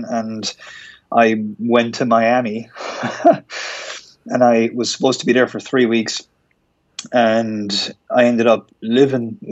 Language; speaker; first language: English; native; English